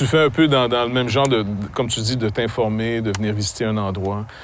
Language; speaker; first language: French; native; French